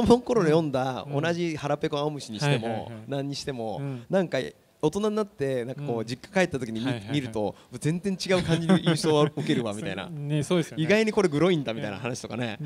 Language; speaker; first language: Japanese; native; Japanese